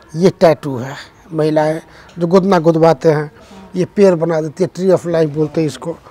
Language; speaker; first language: Hindi; native; Hindi